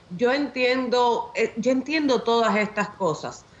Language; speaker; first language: Spanish; native; Spanish